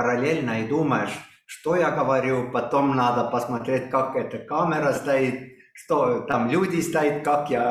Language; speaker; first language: Russian; non-native, local second language; Estonian